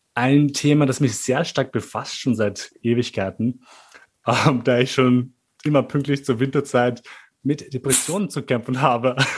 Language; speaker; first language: German; early bilingual, other home language; Albanian